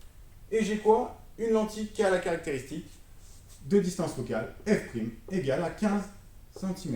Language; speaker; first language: French; native; French